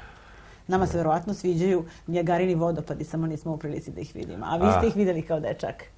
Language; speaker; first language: Serbian; native; Serbian